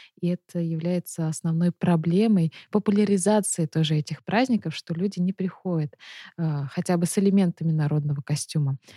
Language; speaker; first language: Russian; native; Russian